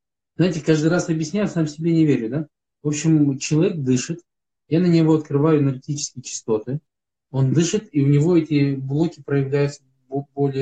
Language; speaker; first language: Russian; native; Russian